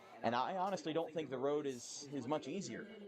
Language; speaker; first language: English; native; English